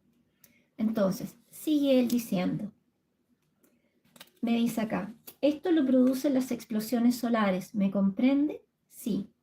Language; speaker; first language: Spanish; native; Spanish